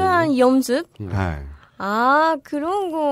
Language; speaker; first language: Korean; non-native, learner; Japanese